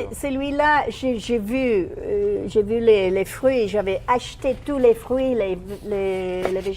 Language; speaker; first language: French; non-native, learner; English